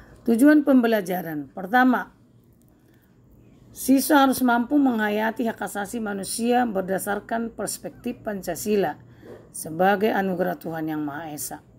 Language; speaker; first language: Indonesian; native; Indonesian